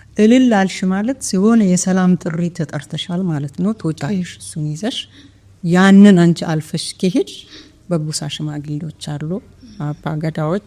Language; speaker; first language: Amharic; non-native, local second language; Oromo